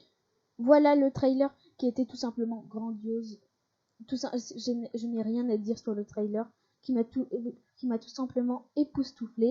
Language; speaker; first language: French; native; French